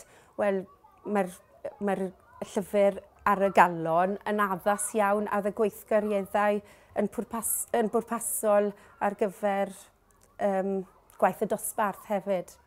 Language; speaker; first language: Welsh; native; Welsh